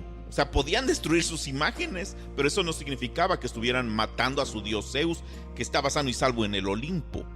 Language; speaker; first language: Spanish; native; Spanish